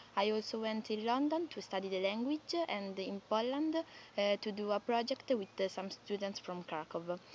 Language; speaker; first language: English; non-native, fluent; Italian